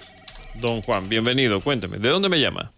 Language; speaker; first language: Spanish; native; Spanish